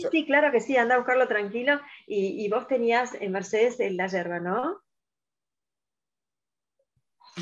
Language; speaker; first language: Spanish; native; Spanish